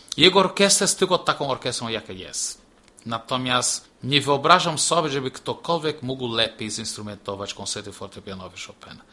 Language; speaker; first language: Polish; non-native, fluent; Portuguese